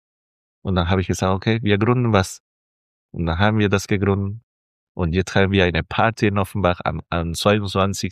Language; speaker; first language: German; non-native, fluent; Spanish